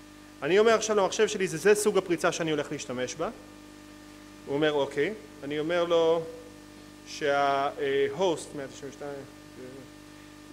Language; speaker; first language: Hebrew; native; Hebrew